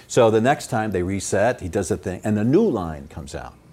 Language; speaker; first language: English; native; English